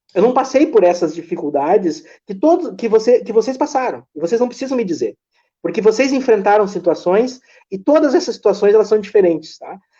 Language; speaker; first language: Portuguese; native; Portuguese